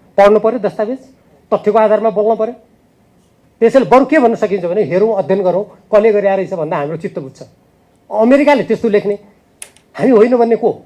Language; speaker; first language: Nepali; native; Nepali